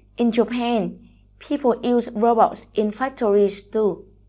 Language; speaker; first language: English; non-native, fluent; Vietnamese